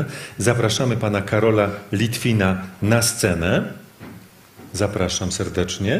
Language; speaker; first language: Polish; native; Polish